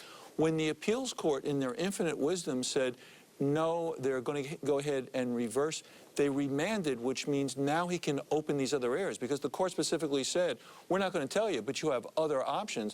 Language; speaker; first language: English; native; English